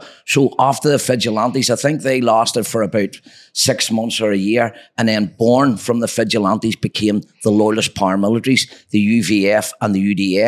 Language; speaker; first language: English; native; English